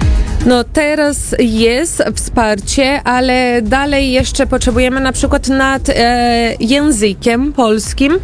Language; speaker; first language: Polish; non-native, fluent; Portuguese